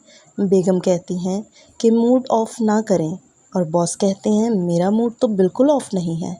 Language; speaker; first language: Urdu; native; Urdu